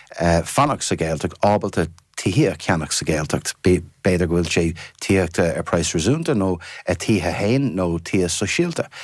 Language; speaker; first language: Irish; non-native, fluent; English